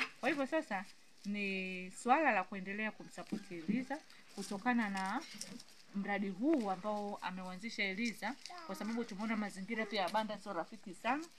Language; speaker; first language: Swahili; native; Swahili